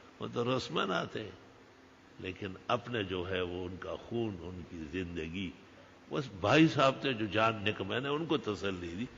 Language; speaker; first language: Urdu; non-native, local second language; Pashto